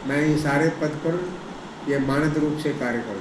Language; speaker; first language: Hindi; native; Hindi